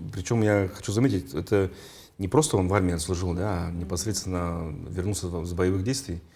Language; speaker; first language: Russian; non-native, local second language; Yakut